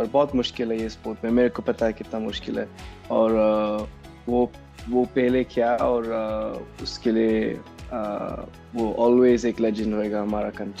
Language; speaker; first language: Hindi; non-native, local second language; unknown